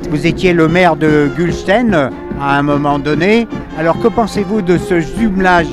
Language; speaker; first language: French; native; French